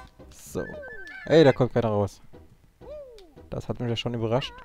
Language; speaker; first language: German; native; German